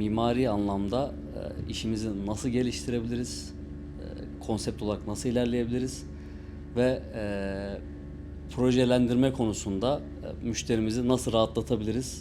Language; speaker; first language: Turkish; native; Turkish